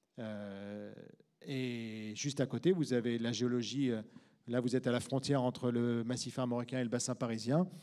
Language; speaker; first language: French; native; French